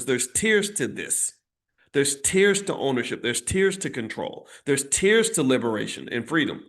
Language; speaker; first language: English; native; English